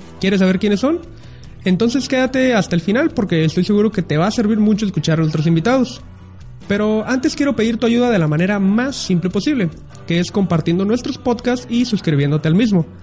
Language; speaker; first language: Spanish; native; Spanish